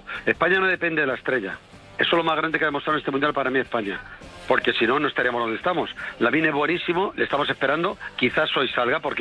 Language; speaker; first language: Spanish; native; Spanish